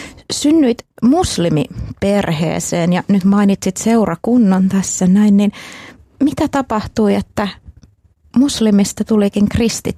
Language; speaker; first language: Finnish; native; Finnish